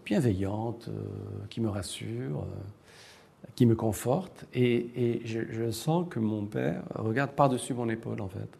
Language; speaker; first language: French; non-native, local second language; Arabic